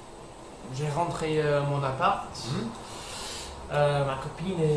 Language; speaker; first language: French; non-native, learner; English